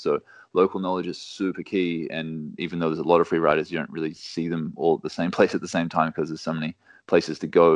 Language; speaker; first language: English; native; English